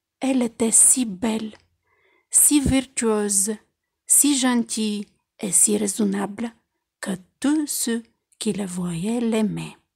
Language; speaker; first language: French; non-native, fluent; Bulgarian